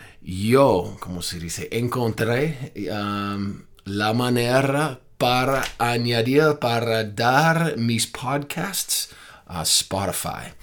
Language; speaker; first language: Spanish; non-native, fluent; English